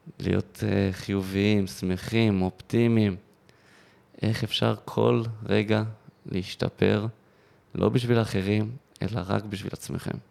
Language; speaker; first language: Hebrew; native; Hebrew